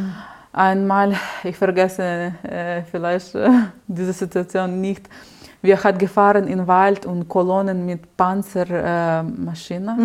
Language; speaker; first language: German; non-native, learner; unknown